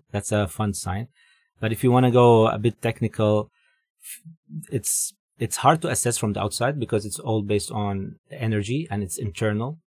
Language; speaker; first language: English; non-native, fluent; Arabic